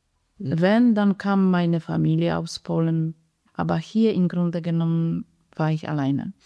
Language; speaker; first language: German; non-native, fluent; Polish